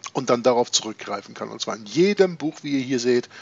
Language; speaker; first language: German; native; German